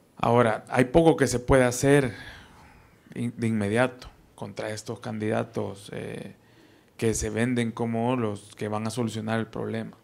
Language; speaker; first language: Spanish; native; Spanish